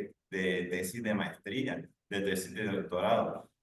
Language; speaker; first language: Spanish; native; Spanish